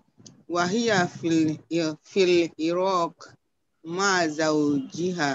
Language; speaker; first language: Arabic; non-native, learner; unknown